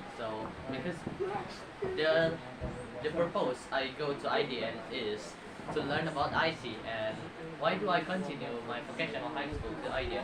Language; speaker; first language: English; non-native, learner; Indonesian